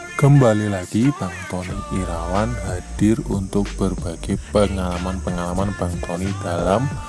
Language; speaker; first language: Indonesian; non-native, local second language; Javanese